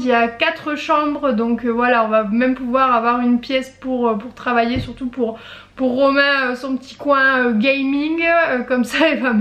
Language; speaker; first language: French; native; French